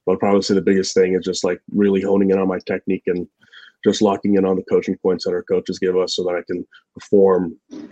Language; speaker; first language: English; native; English